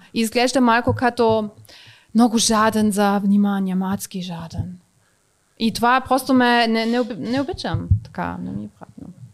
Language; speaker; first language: Bulgarian; native; Bulgarian